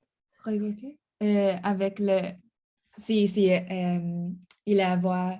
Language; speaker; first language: French; non-native, learner; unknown